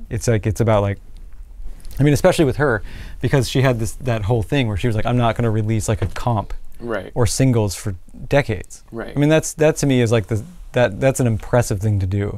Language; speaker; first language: English; native; English